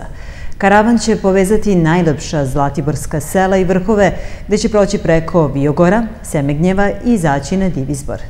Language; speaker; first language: Serbian; native; Serbian